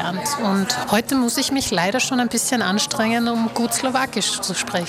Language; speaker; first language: German; early bilingual, other home language; Slovak